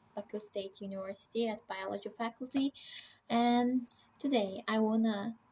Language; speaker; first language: English; non-native, fluent; Azerbaijani